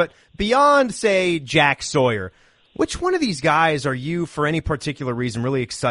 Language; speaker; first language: English; native; English